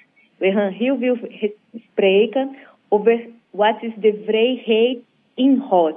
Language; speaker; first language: Dutch; non-native, learner; Portuguese